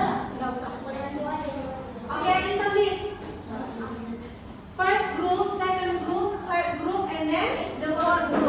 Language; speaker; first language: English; non-native, learner; Indonesian